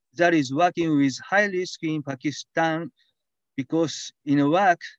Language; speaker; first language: English; non-native, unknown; Japanese